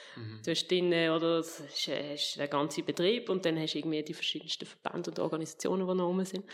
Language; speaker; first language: German; native; German